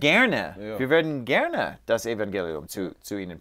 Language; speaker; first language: German; non-native, fluent; English